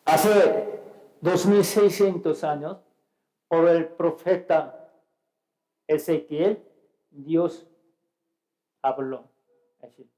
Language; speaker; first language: Spanish; non-native, fluent; Korean